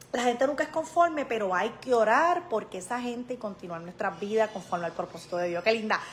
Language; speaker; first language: Spanish; native; Spanish